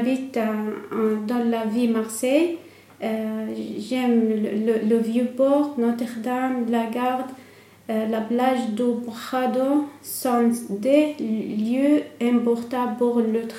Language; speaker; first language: French; non-native, learner; Arabic